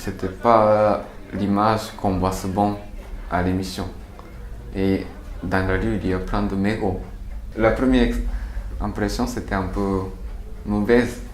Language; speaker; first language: French; non-native, learner; Japanese